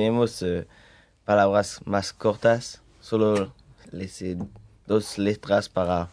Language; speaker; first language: Spanish; early bilingual, heritage; French